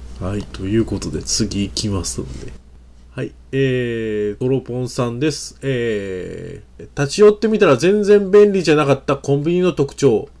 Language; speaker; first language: Japanese; native; Japanese